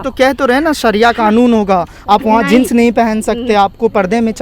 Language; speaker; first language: Hindi; native; Hindi